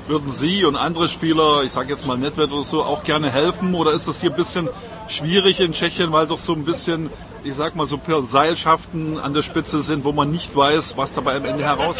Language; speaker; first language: German; native; German